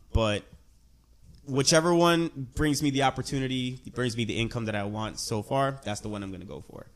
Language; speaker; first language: English; early bilingual, other home language; Spanish